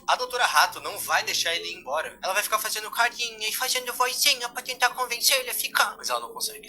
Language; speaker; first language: Portuguese; native; Portuguese